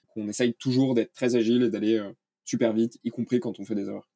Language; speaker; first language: French; native; French